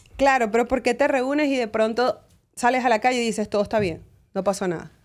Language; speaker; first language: Spanish; native; Spanish